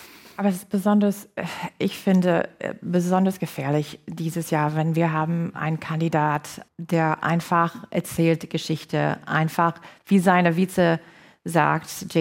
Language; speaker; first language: German; non-native, fluent; English